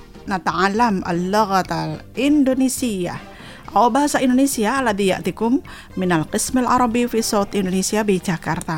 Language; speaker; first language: Arabic; non-native, fluent; Indonesian